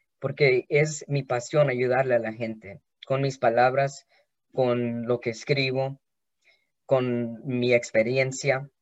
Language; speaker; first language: Spanish; early bilingual, heritage; Spanish